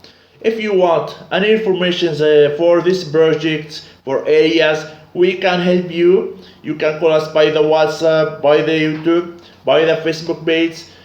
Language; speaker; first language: English; non-native, learner; Arabic